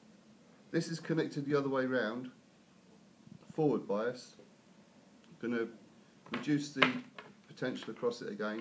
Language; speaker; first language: English; native; English